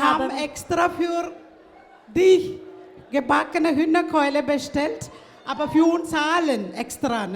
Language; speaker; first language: German; non-native, fluent; Malayalam